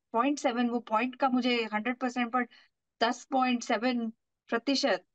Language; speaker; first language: Hindi; non-native, local second language; Marathi